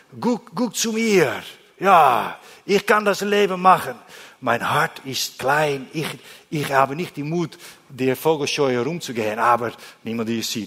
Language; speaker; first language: German; non-native, learner; Dutch